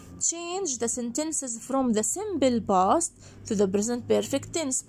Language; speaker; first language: English; non-native, fluent; Arabic